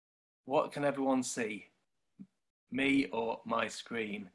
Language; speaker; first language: English; native; English